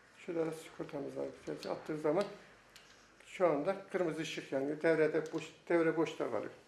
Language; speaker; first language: Turkish; native; Turkish